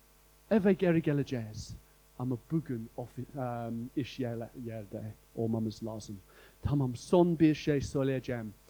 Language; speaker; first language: Turkish; non-native, fluent; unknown